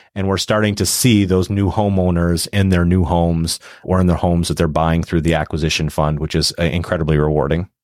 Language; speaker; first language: English; native; English